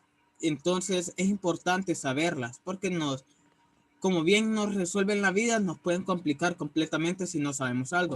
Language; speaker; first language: Spanish; native; Spanish